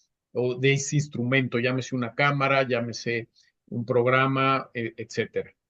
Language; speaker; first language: Spanish; native; Spanish